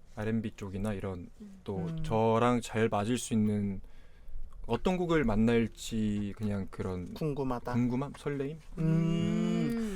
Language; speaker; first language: Korean; native; Korean